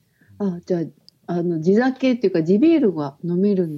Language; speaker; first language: Japanese; native; Japanese